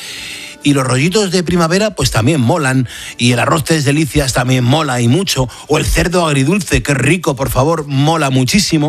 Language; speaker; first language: Spanish; native; Spanish